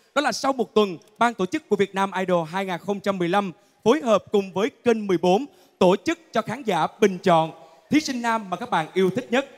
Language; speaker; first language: Vietnamese; native; Vietnamese